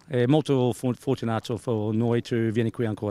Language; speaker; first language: Italian; early bilingual, heritage; English